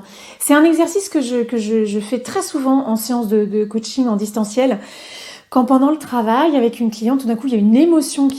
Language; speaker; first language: French; native; French